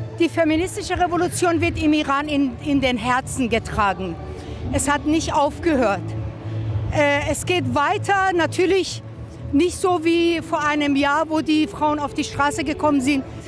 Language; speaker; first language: German; non-native, fluent; Persian